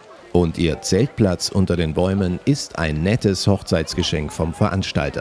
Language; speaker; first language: German; native; German